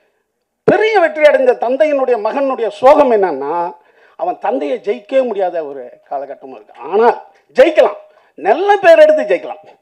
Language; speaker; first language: Tamil; native; Tamil